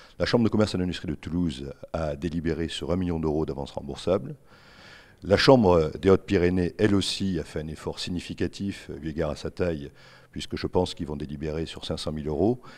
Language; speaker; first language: French; native; French